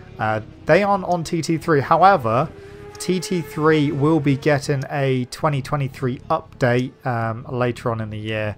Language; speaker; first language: English; native; English